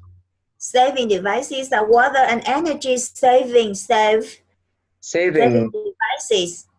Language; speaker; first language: English; non-native, learner; Vietnamese